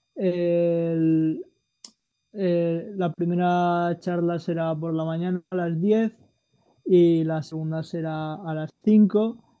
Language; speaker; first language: Spanish; non-native, local second language; Catalan